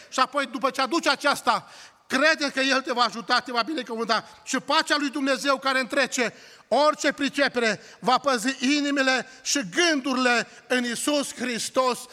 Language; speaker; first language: Romanian; native; Romanian